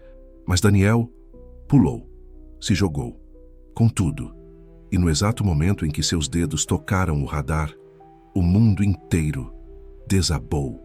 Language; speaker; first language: Portuguese; native; Portuguese